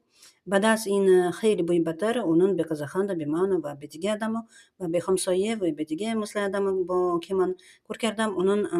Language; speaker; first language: Persian; non-native, learner; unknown